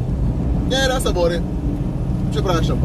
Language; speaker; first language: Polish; non-native, learner; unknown